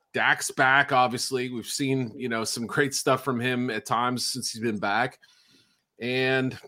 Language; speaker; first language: English; native; English